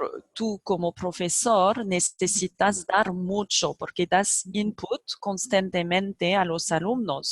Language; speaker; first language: Spanish; non-native, fluent; French